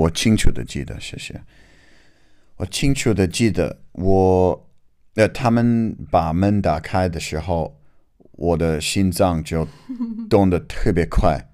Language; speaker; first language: Chinese; non-native, learner; English